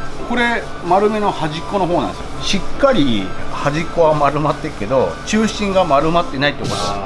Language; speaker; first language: Japanese; native; Japanese